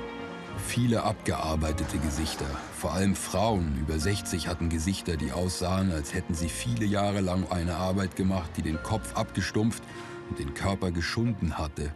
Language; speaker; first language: German; native; German